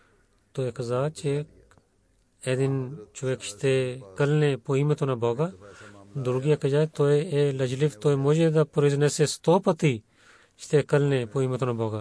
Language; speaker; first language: Bulgarian; non-native, learner; Urdu